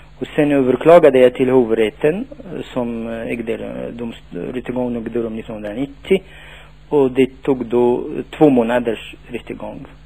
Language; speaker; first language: Swedish; non-native, fluent; Tachelhit